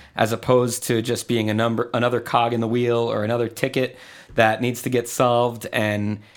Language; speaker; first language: English; non-native, fluent; Spanish